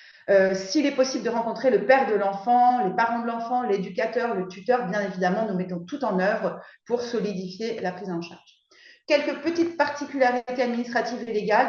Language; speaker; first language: French; native; French